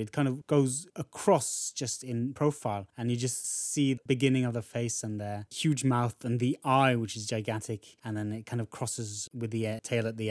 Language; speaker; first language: English; non-native, fluent; Norwegian